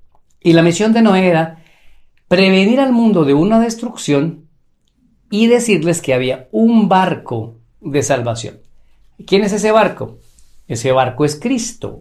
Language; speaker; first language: Spanish; native; Spanish